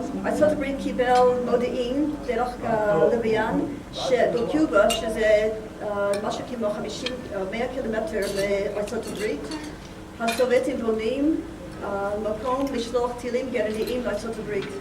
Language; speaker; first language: Hebrew; non-native, fluent; English